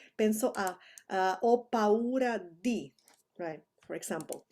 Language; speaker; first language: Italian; non-native, fluent; Spanish